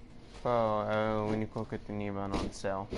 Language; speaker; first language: Spanish; early bilingual, heritage; Spanish